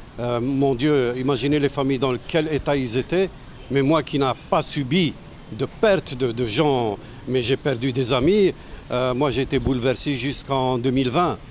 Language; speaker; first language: French; non-native, local second language; Arabic